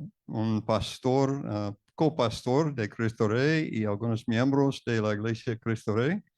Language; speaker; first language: Spanish; non-native, fluent; English